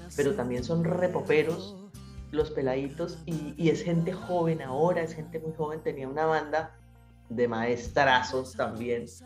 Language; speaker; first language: Spanish; native; Spanish